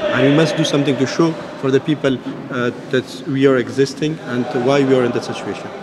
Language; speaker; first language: English; non-native, fluent; Persian